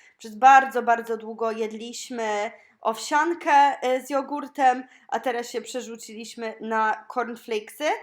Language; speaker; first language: Polish; native; Polish